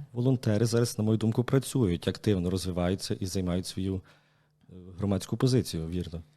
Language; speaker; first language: Ukrainian; native; Ukrainian